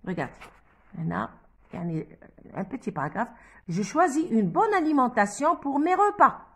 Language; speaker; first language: French; non-native, local second language; Arabic